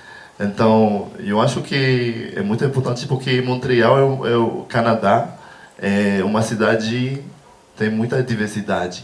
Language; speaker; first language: Portuguese; non-native, learner; Haitian Creole